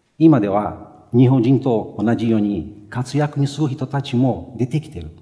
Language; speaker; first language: Japanese; non-native, fluent; Portuguese